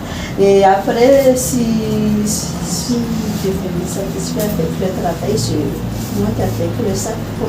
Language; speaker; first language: French; non-native, learner; Malagasy